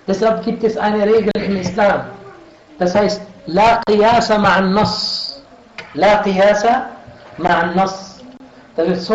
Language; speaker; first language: German; non-native, fluent; Arabic